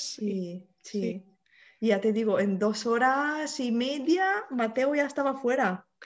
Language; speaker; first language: Spanish; non-native, fluent; Romanian